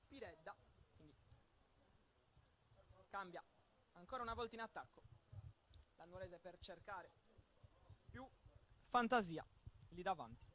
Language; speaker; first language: Italian; native; Italian